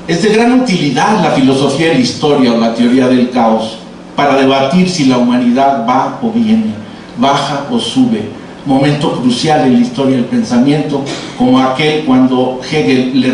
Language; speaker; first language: Spanish; native; Spanish